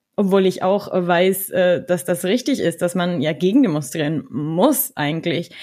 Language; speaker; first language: German; early bilingual, other home language; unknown